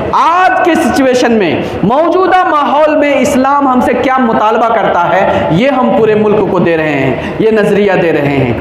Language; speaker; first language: Urdu; native; Urdu